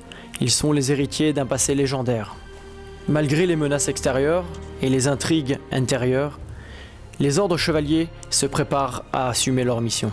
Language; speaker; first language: French; native; French